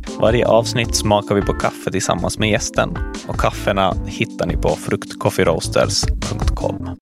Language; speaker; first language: Swedish; native; Swedish